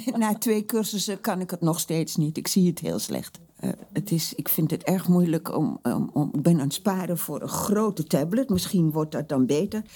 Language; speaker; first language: Dutch; native; Dutch